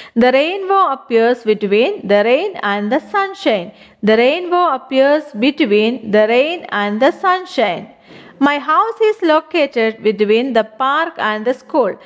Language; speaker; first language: English; non-native, local second language; Malayalam